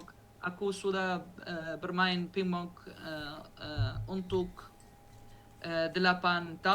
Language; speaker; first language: Indonesian; non-native, learner; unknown